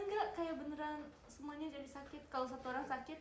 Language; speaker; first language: Indonesian; early bilingual, heritage; Indonesian